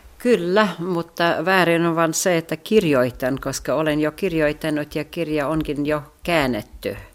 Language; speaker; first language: Finnish; non-native, fluent; Latvian